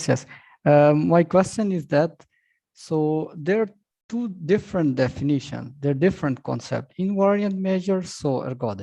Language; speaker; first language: English; non-native, local second language; Urdu